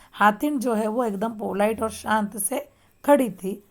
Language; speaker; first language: Hindi; non-native, local second language; Marathi